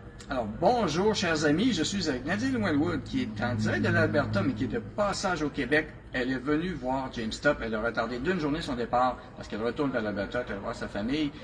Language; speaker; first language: French; native; French